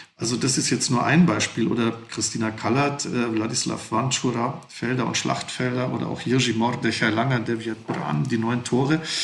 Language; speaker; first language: German; native; German